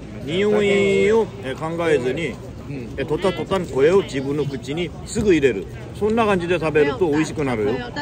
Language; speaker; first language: Japanese; non-native, fluent; Korean